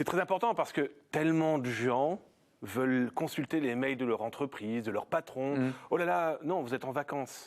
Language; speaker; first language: French; native; French